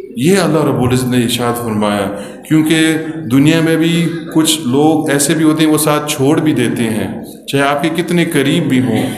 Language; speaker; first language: Urdu; early bilingual, heritage; Urdu